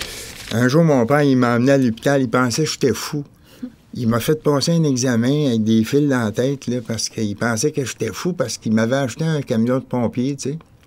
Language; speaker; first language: French; native; French